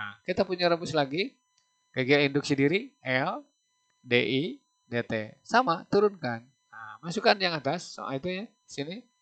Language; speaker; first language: Indonesian; native; Indonesian